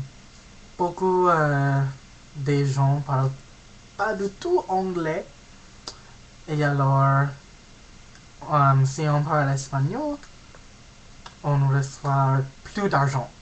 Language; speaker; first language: French; non-native, learner; English